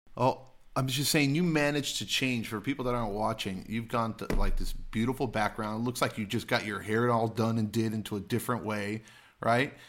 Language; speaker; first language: English; native; English